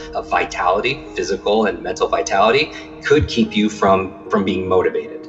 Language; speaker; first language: English; native; English